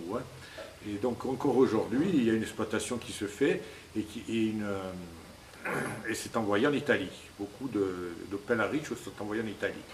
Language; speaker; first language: French; native; French